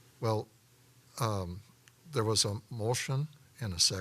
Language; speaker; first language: English; native; English